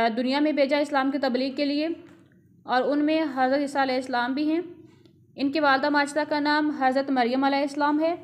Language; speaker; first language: Urdu; non-native, local second language; Punjabi